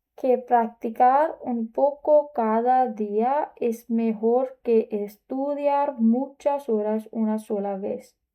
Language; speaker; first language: Spanish; non-native, learner; English